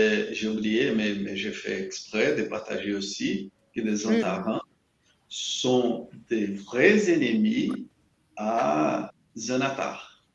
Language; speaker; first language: French; non-native, learner; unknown